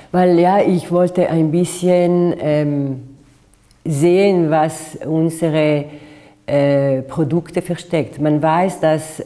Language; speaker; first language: German; non-native, fluent; Italian